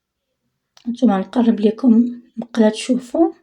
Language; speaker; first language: Arabic; native; Arabic